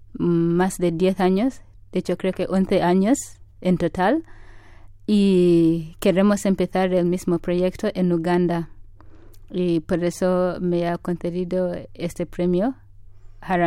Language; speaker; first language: Spanish; non-native, fluent; Ganda